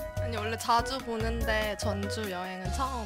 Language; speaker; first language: Korean; native; Korean